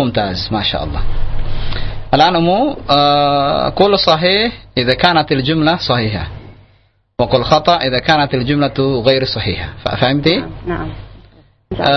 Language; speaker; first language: Arabic; non-native, fluent; Indonesian